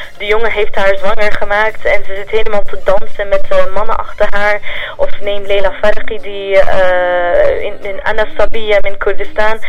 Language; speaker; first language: Dutch; early bilingual, other home language; Central Kurdish